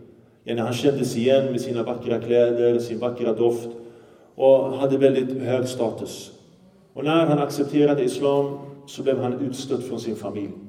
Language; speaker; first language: Swedish; early bilingual, other home language; Arabic